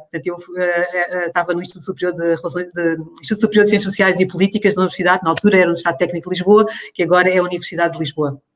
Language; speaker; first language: Portuguese; early bilingual, other home language; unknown